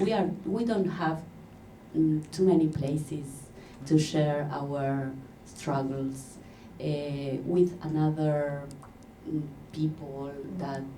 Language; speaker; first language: English; non-native, learner; Spanish